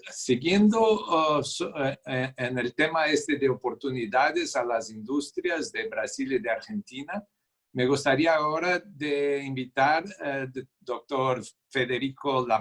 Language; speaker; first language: Spanish; non-native, fluent; Portuguese